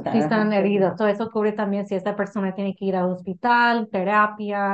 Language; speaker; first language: Spanish; early bilingual, heritage; English